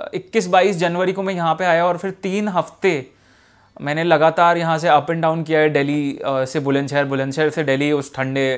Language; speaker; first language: Hindi; native; Hindi